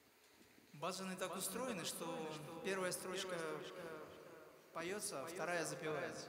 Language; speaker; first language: Russian; native; Russian